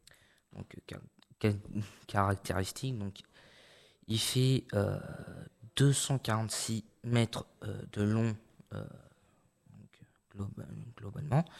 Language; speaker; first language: French; native; French